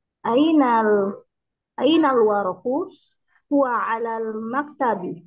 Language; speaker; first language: Arabic; non-native, learner; Indonesian